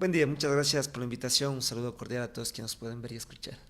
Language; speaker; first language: Spanish; native; Spanish